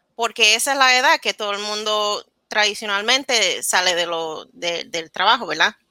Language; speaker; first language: Spanish; early bilingual, heritage; Spanish